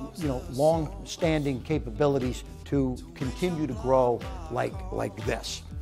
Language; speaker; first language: English; native; English